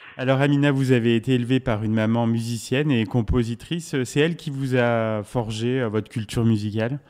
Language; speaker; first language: French; native; French